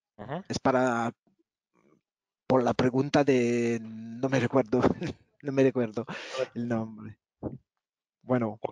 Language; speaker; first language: Spanish; non-native, fluent; French